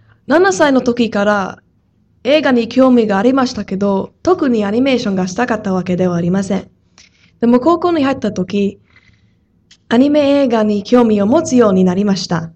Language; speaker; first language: Japanese; non-native, fluent; English